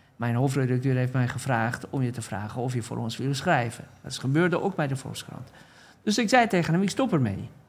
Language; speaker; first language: Dutch; non-native, fluent; Persian